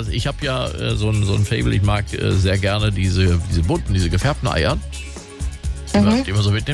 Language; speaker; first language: German; native; German